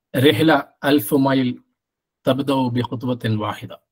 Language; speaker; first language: Arabic; non-native, learner; Malayalam